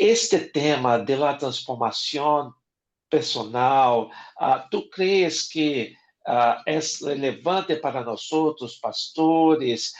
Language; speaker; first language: Spanish; non-native, fluent; Portuguese